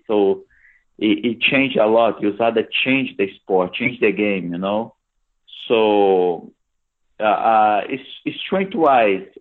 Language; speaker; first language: English; non-native, fluent; Portuguese